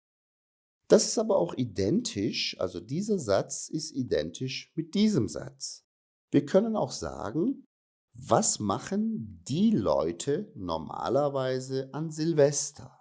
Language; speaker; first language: German; native; German